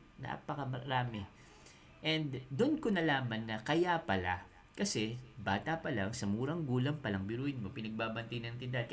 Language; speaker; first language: Filipino; native; Filipino